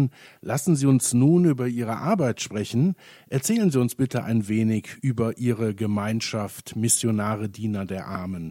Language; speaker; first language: German; native; German